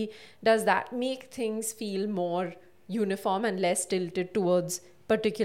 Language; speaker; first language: English; non-native, local second language; Hindi